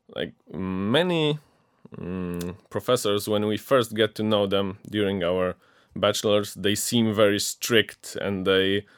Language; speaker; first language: English; non-native, fluent; Polish